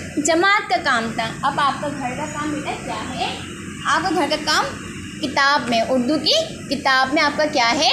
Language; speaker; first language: Urdu; native; Urdu